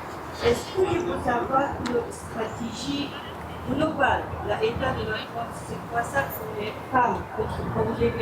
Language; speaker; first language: French; non-native, learner; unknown